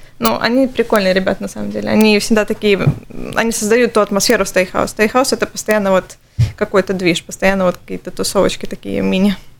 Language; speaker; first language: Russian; native; Russian